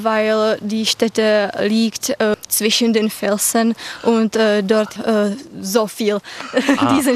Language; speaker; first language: German; non-native, learner; Czech